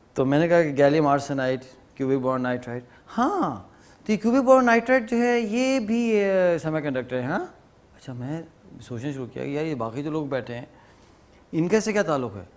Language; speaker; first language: Urdu; native; Urdu